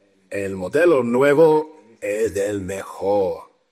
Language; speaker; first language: Spanish; native; Spanish